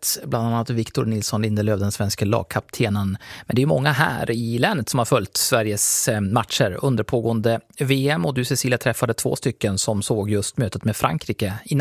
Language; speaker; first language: Swedish; native; Swedish